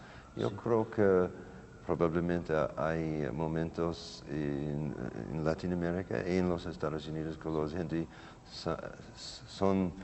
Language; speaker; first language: Spanish; non-native, learner; English